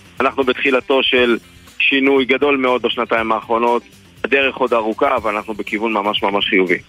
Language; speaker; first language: Hebrew; native; Hebrew